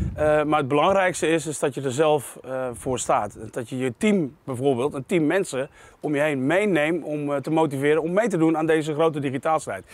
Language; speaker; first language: Dutch; native; Dutch